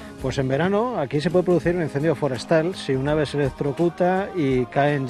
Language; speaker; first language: Spanish; native; Spanish